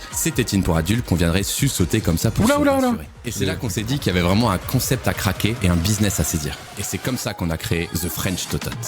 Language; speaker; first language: French; native; French